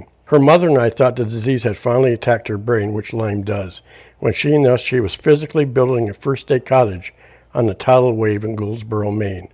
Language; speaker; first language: English; native; English